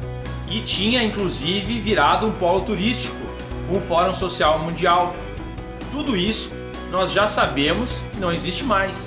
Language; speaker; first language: Portuguese; native; Portuguese